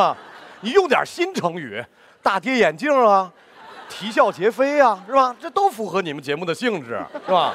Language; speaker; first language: Chinese; native; Chinese